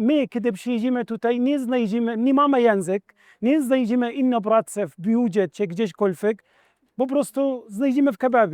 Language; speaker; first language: Polish; non-native, fluent; Arabic